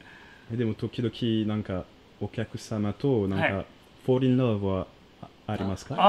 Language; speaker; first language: Japanese; non-native, fluent; French